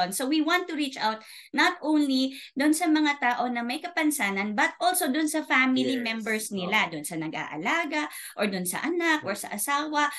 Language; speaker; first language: Filipino; native; Filipino